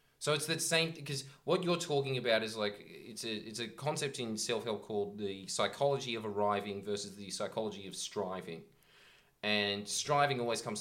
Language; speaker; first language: English; native; English